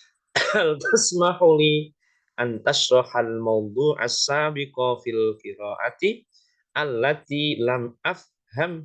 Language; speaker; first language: Arabic; non-native, fluent; Indonesian